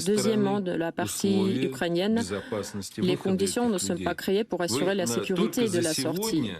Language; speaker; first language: French; non-native, fluent; Russian